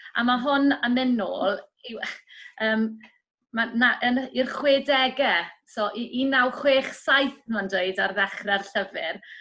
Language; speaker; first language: Welsh; native; Welsh